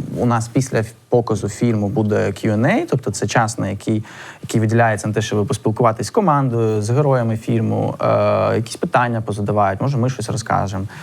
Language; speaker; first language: Ukrainian; non-native, local second language; Russian